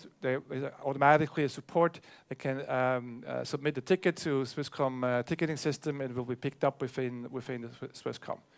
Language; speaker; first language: English; non-native, fluent; German